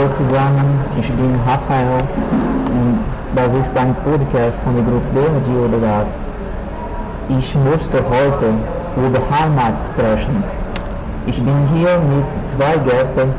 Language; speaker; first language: German; non-native, learner; Portuguese